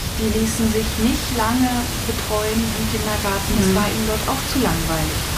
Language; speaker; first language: German; native; German